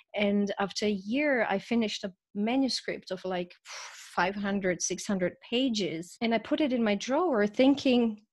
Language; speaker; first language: English; non-native, fluent; Croatian